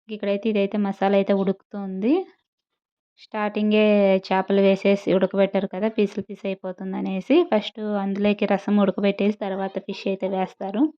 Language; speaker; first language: Telugu; native; Telugu